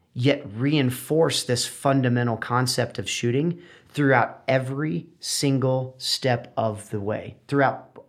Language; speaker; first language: English; native; English